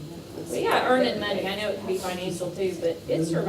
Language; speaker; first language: English; native; English